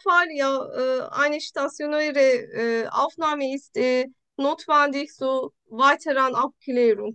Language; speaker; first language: German; non-native, learner; Turkish